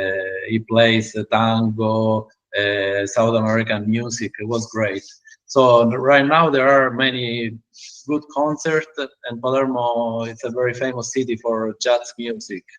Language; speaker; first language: English; non-native, learner; Italian